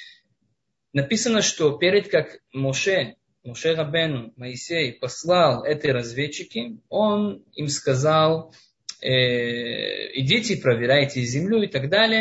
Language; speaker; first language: Russian; non-native, fluent; Hebrew